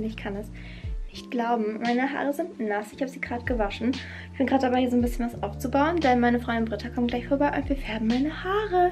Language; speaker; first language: German; native; German